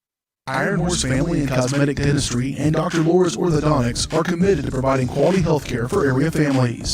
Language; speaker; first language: English; native; English